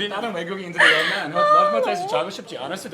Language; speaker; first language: Korean; non-native, learner; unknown